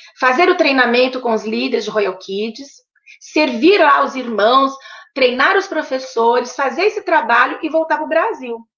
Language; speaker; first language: Portuguese; native; Portuguese